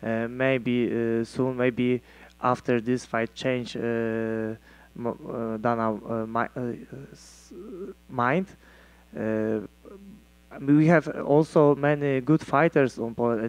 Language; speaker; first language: English; non-native, learner; Polish